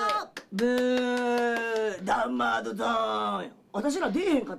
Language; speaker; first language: Japanese; native; Japanese